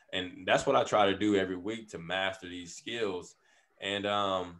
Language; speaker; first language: English; native; English